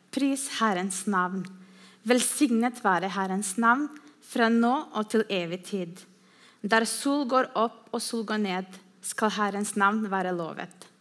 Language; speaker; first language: Norwegian; non-native, fluent; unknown